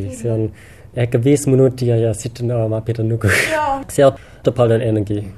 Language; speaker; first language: Finnish; non-native, learner; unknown